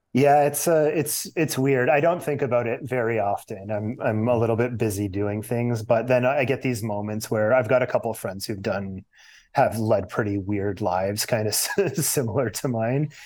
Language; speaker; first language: English; native; English